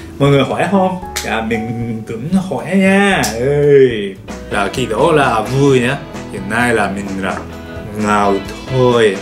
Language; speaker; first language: Vietnamese; non-native, learner; Japanese